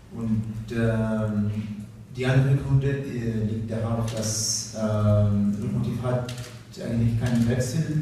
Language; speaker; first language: German; non-native, learner; Russian